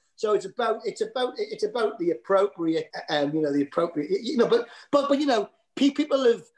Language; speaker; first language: English; native; English